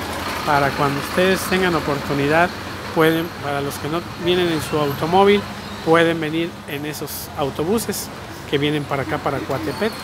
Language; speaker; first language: Spanish; native; Spanish